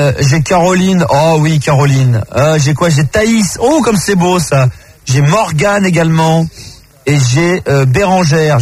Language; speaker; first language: French; native; French